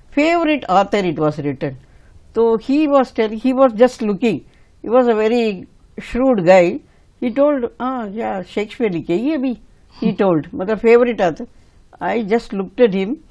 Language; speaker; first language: Hindi; non-native, local second language; Tamil